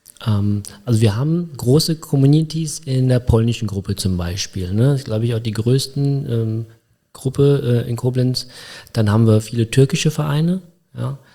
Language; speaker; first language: German; early bilingual, other home language; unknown